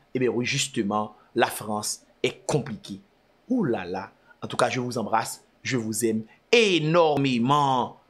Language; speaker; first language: French; non-native, local second language; Haitian Creole